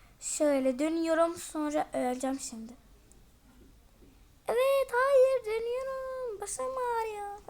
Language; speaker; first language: Turkish; early bilingual, heritage; Turkish